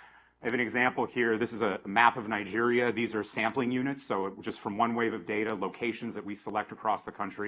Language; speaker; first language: English; native; English